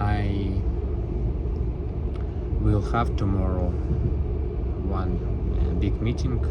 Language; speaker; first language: English; non-native, learner; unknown